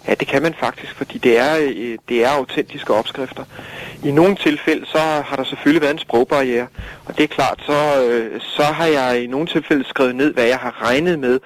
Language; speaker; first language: Danish; native; Danish